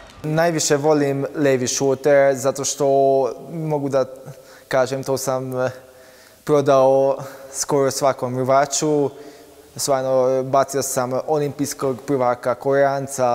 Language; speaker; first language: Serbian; non-native, local second language; Hungarian